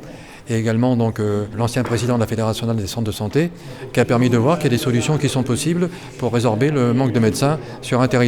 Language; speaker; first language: French; native; French